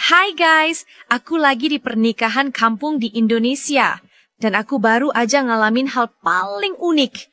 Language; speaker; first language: Indonesian; non-native, fluent; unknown